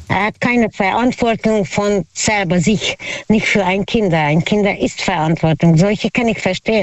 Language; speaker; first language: German; non-native, learner; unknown